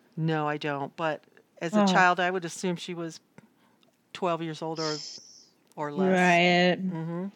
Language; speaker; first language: English; native; English